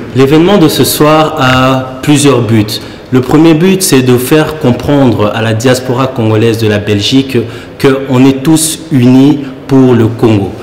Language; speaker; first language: French; early bilingual, other home language; Lingala